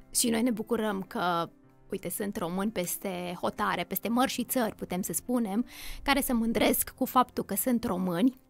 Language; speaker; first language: Romanian; native; Romanian